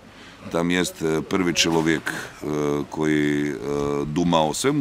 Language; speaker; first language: Russian; non-native, learner; Serbian